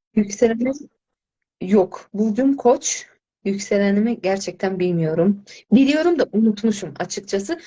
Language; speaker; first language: Turkish; non-native, fluent; Azerbaijani